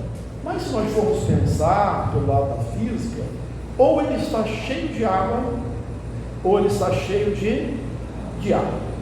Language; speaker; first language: Portuguese; native; Portuguese